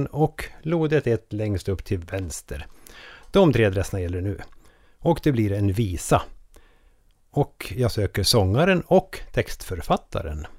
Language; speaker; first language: Swedish; native; Swedish